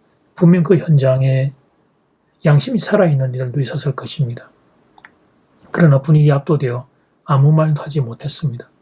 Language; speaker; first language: Korean; native; Korean